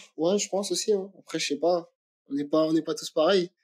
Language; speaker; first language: French; native; French